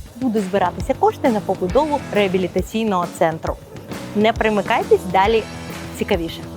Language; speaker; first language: Ukrainian; native; Ukrainian